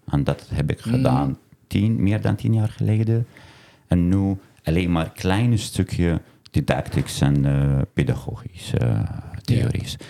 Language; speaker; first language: Dutch; non-native, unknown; Arabic